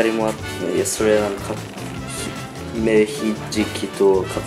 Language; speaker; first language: Japanese; early bilingual, heritage; Japanese